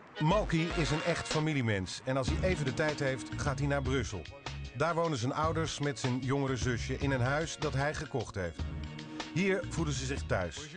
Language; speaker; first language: Dutch; native; Dutch